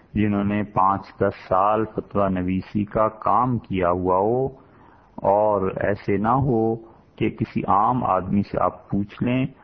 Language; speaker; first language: Urdu; native; Urdu